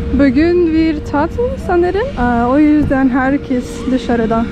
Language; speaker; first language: Turkish; non-native, learner; English